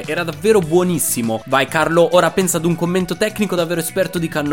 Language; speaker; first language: Italian; native; Italian